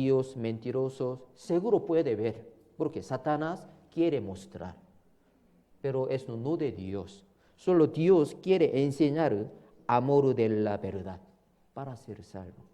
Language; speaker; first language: Spanish; non-native, learner; Korean